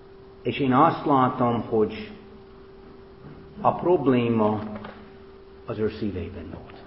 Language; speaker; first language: Hungarian; non-native, fluent; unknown